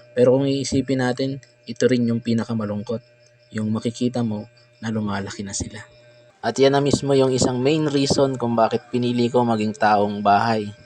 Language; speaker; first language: Filipino; non-native, local second language; Bikol